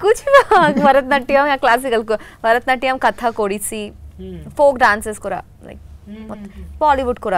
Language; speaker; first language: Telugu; non-native, learner; Bangla